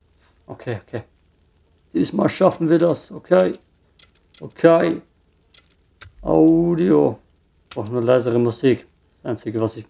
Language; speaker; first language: German; native; German